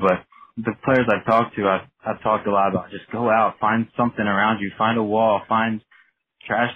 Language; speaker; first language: English; native; English